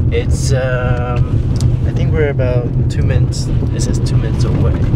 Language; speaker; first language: English; native; English